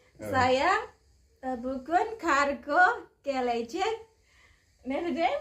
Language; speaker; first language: Turkish; non-native, learner; Indonesian